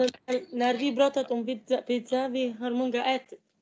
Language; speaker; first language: Swedish; non-native, learner; Arabic